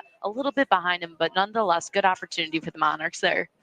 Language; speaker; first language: English; native; English